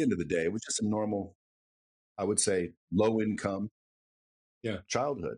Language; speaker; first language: English; native; English